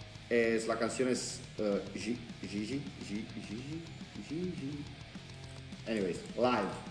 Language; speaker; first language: Spanish; non-native, learner; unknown